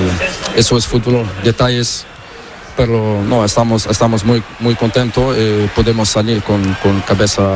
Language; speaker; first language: Spanish; non-native, learner; Portuguese